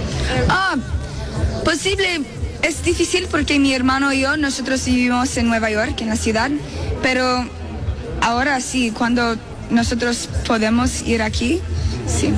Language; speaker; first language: Spanish; early bilingual, heritage; Spanish